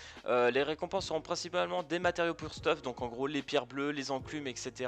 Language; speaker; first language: French; native; French